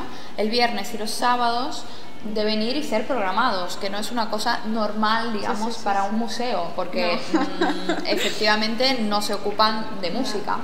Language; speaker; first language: Spanish; non-native, fluent; Italian